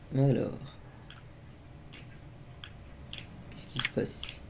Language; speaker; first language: French; native; French